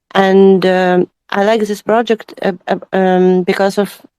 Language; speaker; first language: English; non-native, learner; Ukrainian